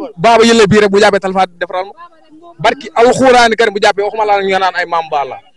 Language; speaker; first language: Wolof; native; Wolof